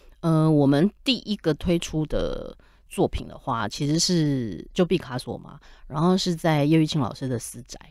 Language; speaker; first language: Chinese; native; Chinese